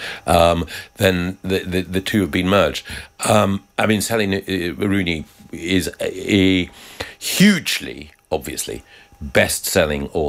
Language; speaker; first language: English; native; English